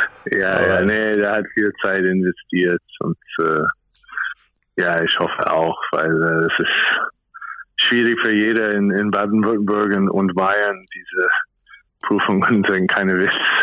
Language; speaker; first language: German; non-native, fluent; English